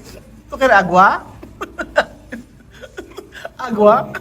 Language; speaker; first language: Spanish; non-native, learner; Filipino